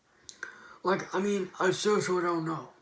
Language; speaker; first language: English; native; English